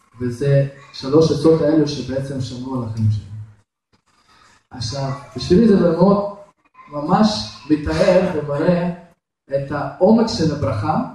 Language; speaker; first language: Hebrew; non-native, fluent; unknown